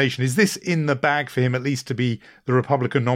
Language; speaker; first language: English; native; English